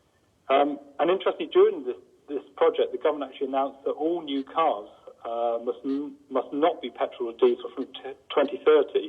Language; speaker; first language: English; native; English